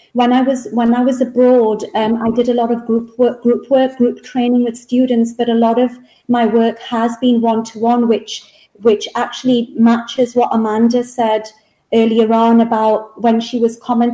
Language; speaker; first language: English; native; English